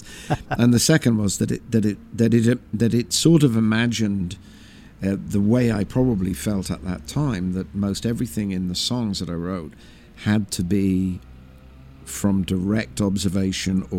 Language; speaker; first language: English; native; English